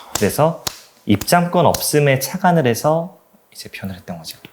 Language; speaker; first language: Korean; native; Korean